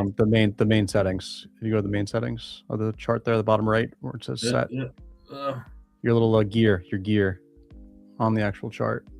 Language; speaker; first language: English; native; English